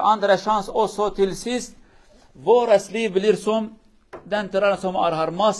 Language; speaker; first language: Swedish; non-native, learner; Kurdish